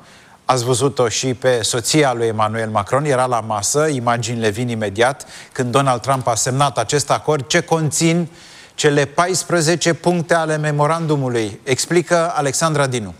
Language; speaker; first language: Romanian; native; Romanian